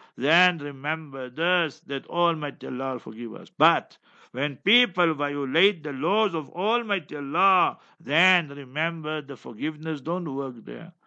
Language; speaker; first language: English; native; English